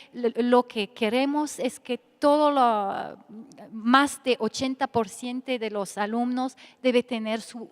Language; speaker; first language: Spanish; non-native, fluent; French